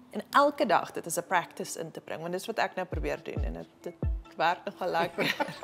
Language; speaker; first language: Afrikaans; native; Afrikaans